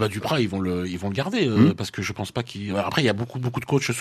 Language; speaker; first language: French; native; French